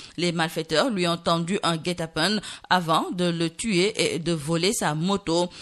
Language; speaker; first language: French; non-native, local second language; Wolof